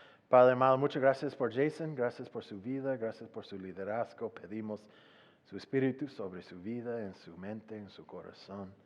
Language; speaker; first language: Spanish; non-native, fluent; English